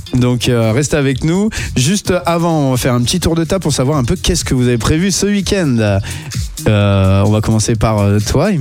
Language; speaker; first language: French; native; French